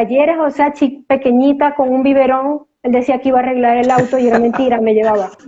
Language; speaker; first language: Spanish; native; Spanish